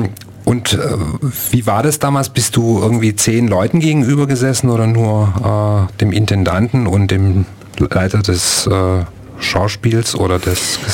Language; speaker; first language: German; native; German